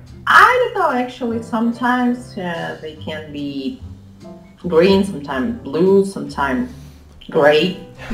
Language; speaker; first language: English; non-native, learner; Russian